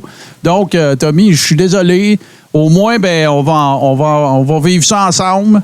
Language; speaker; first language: French; native; French